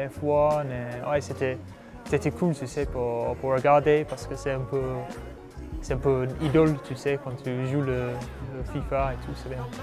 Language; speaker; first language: French; non-native, learner; English